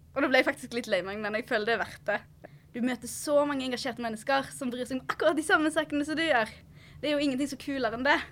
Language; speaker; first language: Norwegian; early bilingual, other home language; Arabic